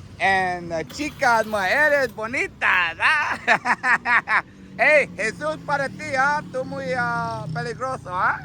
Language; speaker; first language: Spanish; non-native, learner; English